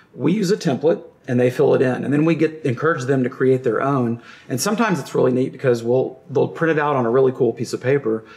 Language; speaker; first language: English; native; English